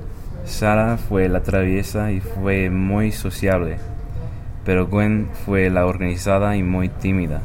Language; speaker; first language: Spanish; non-native, learner; English